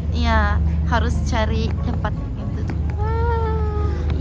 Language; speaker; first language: Indonesian; non-native, learner; Japanese